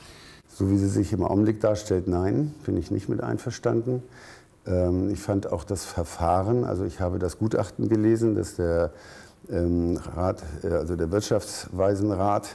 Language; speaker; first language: German; native; German